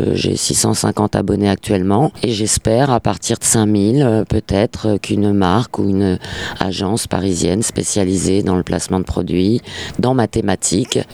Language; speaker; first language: French; native; French